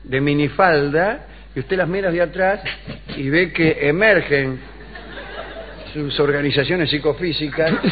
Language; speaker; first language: Spanish; native; Spanish